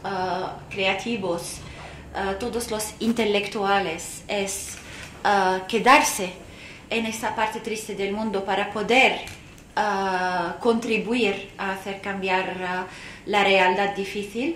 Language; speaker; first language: Spanish; non-native, fluent; Arabic